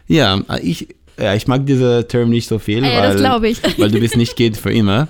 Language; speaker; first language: German; non-native, fluent; Hebrew